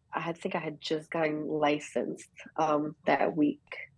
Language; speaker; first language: English; early bilingual, other home language; Greek